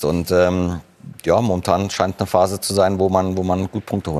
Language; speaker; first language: German; native; German